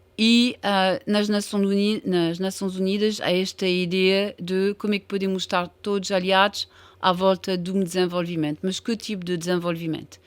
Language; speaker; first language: Portuguese; non-native, fluent; French